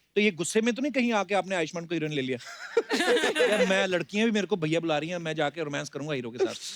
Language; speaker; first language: Hindi; native; Hindi